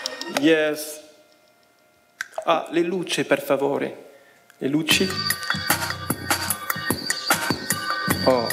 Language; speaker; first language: Italian; non-native, fluent; French